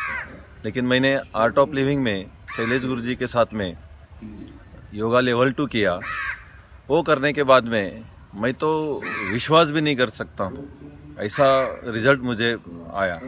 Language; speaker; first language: Hindi; non-native, local second language; Marathi